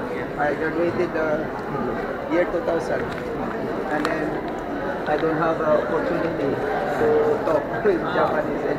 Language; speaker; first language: English; non-native, local second language; Filipino